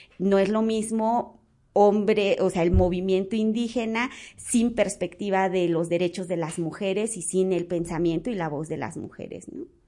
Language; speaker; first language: Spanish; non-native, local second language; Zapotec